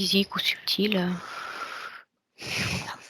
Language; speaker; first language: French; native; French